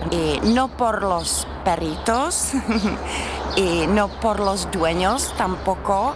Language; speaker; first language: Spanish; non-native, learner; Czech